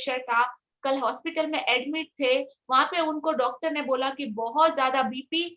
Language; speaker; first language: Hindi; native; Hindi